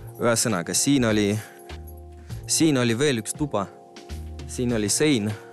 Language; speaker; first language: Estonian; non-native, local second language; Russian